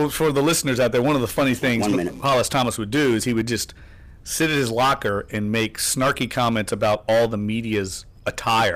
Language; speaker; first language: English; native; English